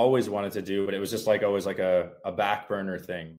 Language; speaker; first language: English; native; English